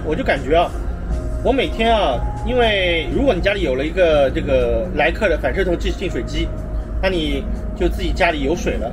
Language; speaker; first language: Chinese; native; Chinese